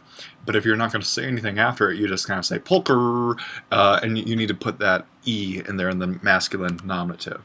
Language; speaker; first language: English; native; English